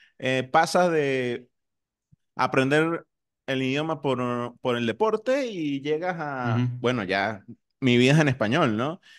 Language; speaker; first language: Spanish; native; Spanish